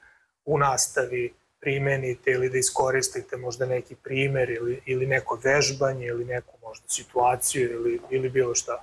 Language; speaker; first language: Serbian; native; Serbian